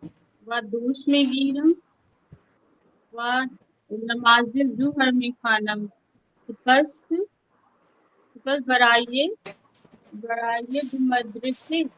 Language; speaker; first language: Persian; non-native, learner; Urdu